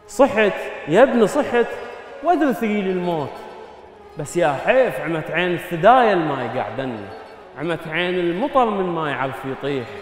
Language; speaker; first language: Arabic; native; Arabic